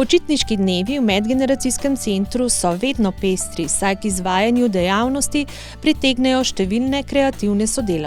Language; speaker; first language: Slovenian; native; Slovenian